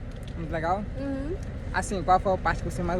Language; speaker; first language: Portuguese; native; Portuguese